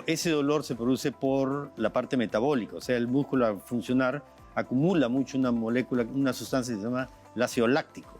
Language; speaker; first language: Spanish; native; Spanish